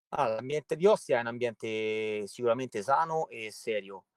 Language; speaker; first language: Italian; native; Italian